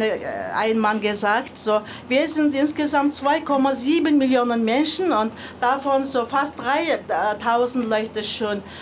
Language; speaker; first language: German; non-native, fluent; Mongolian